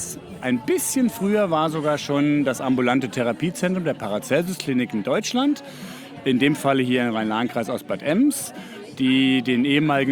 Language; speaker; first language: German; native; German